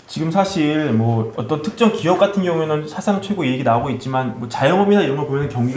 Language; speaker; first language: Korean; native; Korean